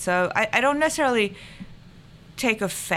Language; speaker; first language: English; non-native, local second language; Urdu